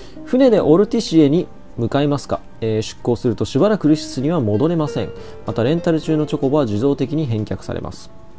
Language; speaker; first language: Japanese; native; Japanese